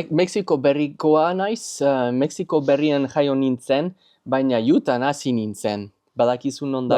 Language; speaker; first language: Basque; non-native, learner; English